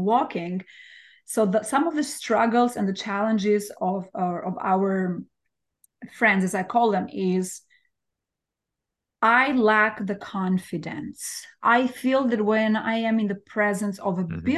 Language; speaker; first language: English; non-native, fluent; Albanian